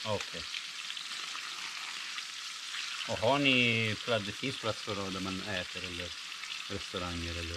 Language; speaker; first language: Swedish; non-native, fluent; Italian